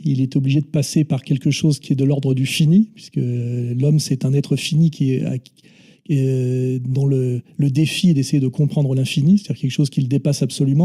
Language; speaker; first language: French; native; French